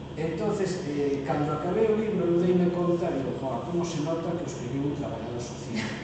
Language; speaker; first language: Galician; native; Galician